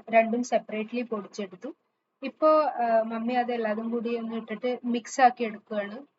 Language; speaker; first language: Malayalam; early bilingual, heritage; Malayalam